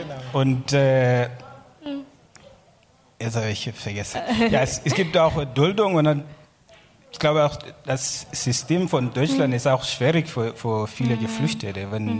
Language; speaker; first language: German; non-native, learner; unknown